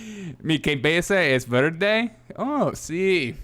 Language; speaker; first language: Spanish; non-native, learner; English